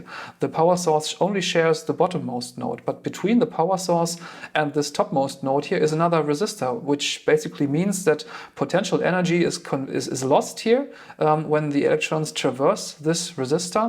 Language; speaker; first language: English; non-native, fluent; German